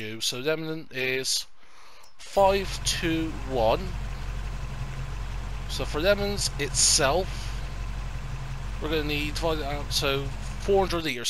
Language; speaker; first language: English; native; English